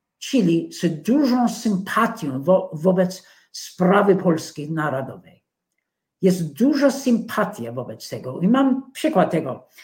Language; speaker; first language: Polish; non-native, fluent; English